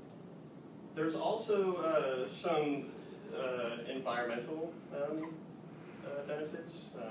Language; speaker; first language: English; native; English